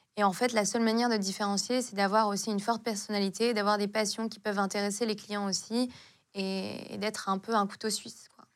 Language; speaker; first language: French; non-native, local second language; Arabic